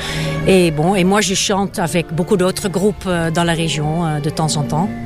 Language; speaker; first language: French; non-native, fluent; Dutch